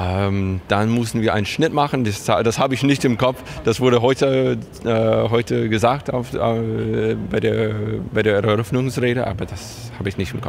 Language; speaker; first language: German; non-native, fluent; English